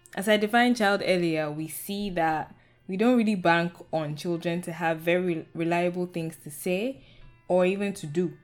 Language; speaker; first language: English; non-native, local second language; Yoruba